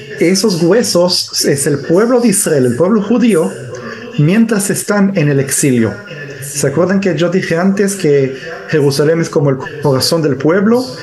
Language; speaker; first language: Spanish; early bilingual, heritage; Spanish